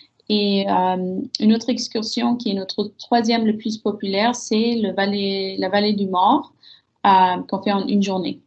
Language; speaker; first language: French; early bilingual, heritage; French